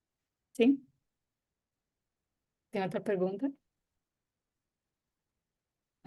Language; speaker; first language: Portuguese; non-native, fluent; Hebrew